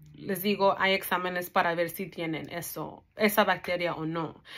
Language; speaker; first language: Spanish; early bilingual, heritage; Spanish